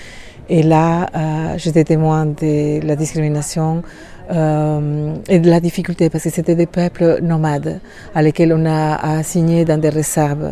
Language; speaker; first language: French; non-native, fluent; Spanish